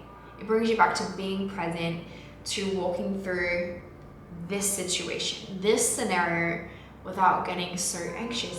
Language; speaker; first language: English; native; English